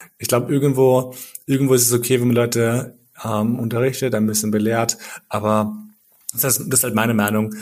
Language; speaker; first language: German; early bilingual, other home language; Albanian